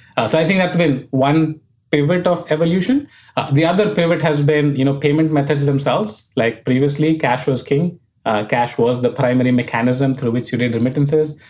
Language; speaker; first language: English; non-native, local second language; Hindi